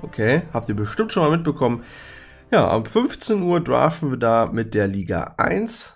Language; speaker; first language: German; native; German